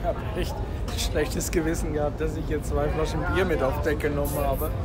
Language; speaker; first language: German; native; German